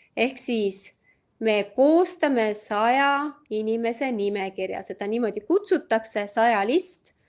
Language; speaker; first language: Estonian; native; Estonian